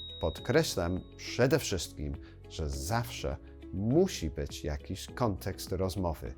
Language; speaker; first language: Polish; non-native, fluent; English